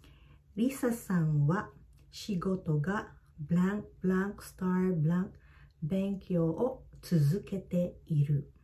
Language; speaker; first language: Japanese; non-native, fluent; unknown